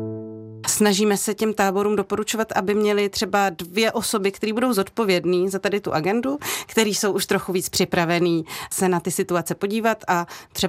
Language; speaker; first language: Czech; native; Czech